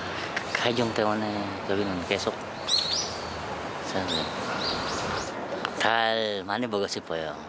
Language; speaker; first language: Korean; non-native, learner; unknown